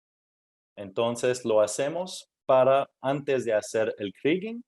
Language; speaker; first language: Spanish; non-native, fluent; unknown